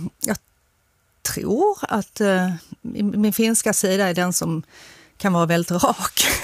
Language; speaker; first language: Swedish; early bilingual, other home language; Finnish